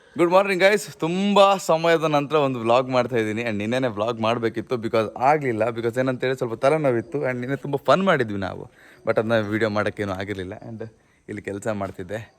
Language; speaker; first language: Kannada; non-native, local second language; Tulu